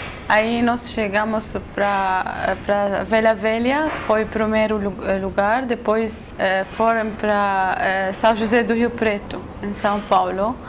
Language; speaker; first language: Portuguese; non-native, learner; Arabic